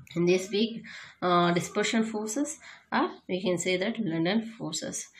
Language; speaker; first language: English; non-native, local second language; Kannada